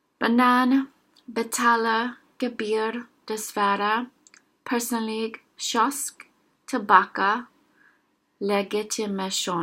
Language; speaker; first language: Norwegian; non-native, learner; English